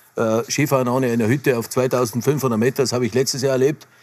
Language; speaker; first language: German; native; German